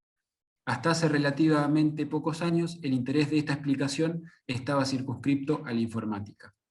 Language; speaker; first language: Spanish; native; Spanish